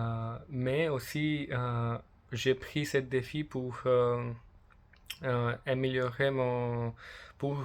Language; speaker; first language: French; non-native, learner; English